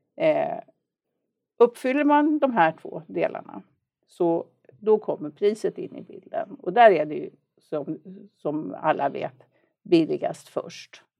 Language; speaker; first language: Swedish; native; Swedish